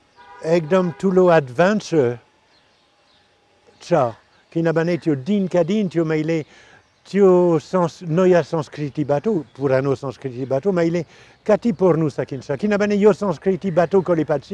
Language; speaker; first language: Nepali; non-native, learner; French